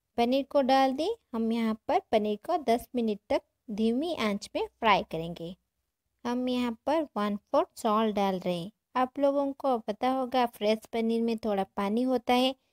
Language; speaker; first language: Hindi; non-native, local second language; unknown